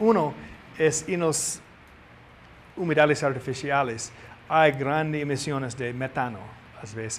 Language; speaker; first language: Spanish; non-native, learner; English